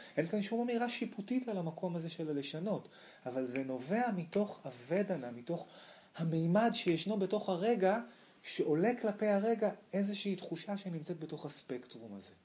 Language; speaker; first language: Hebrew; native; Hebrew